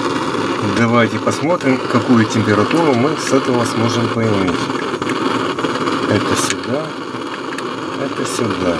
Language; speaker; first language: Russian; native; Russian